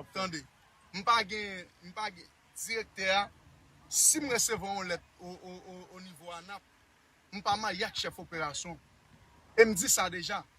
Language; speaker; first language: Haitian Creole; native; Haitian Creole